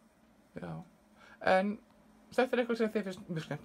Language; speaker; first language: Icelandic; native; Icelandic